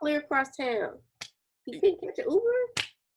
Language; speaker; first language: English; native; English